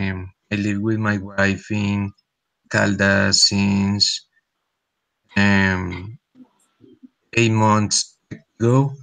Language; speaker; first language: English; non-native, learner; Spanish